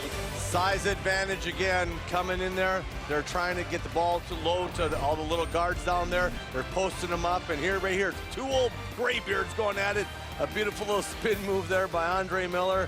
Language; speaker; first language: English; native; English